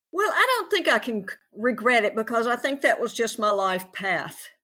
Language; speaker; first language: English; native; English